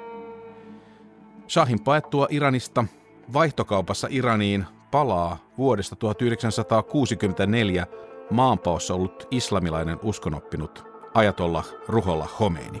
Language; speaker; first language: Finnish; native; Finnish